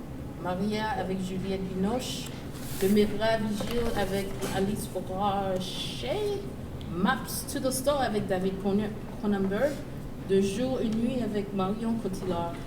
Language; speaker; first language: French; non-native, learner; English